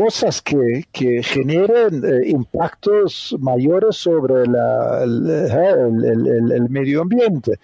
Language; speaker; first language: Spanish; non-native, fluent; Dutch